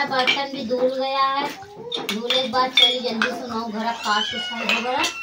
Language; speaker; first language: Hindi; native; Hindi